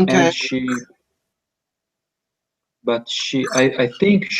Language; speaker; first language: English; non-native, learner; Italian